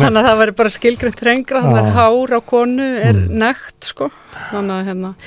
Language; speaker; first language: Icelandic; non-native, fluent; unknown